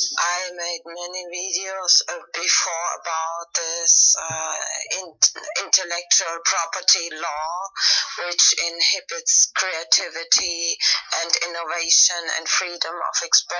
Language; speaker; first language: English; non-native, fluent; German